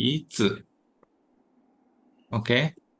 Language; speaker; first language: Chinese; non-native, fluent; Indonesian